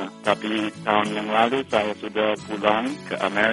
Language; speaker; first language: Indonesian; non-native, fluent; English